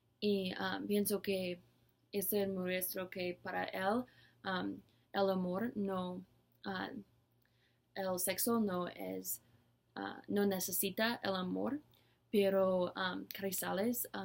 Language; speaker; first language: Spanish; non-native, learner; English